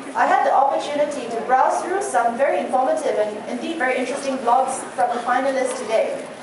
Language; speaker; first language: English; non-native, local second language; Chinese